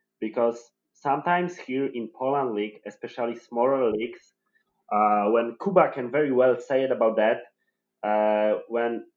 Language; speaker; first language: English; non-native, fluent; Polish